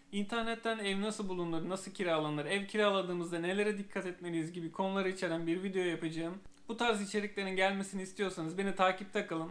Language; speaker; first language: Turkish; native; Turkish